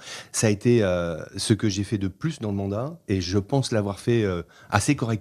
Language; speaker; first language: French; native; French